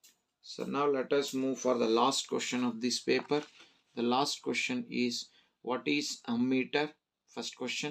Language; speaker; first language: English; non-native, local second language; Kannada